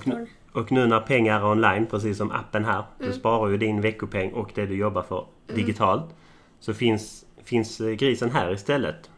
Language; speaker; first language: Swedish; native; Swedish